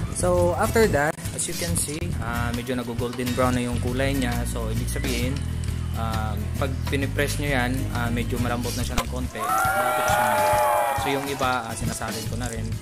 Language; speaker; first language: Filipino; non-native, local second language; Cebuano